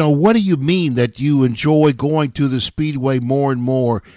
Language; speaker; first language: English; native; English